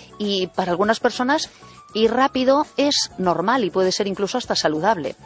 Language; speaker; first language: Spanish; native; Spanish